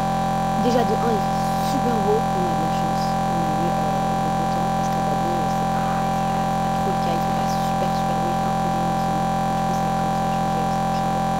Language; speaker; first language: French; native; French